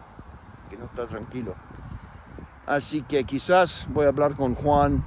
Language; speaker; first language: Spanish; non-native, fluent; English